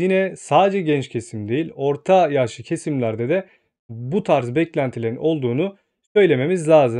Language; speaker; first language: Turkish; native; Turkish